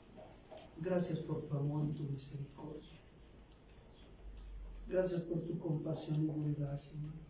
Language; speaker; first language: Spanish; native; Spanish